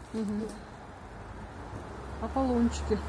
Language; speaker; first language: Russian; native; Russian